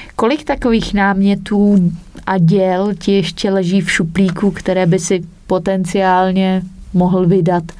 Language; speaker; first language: Czech; native; Czech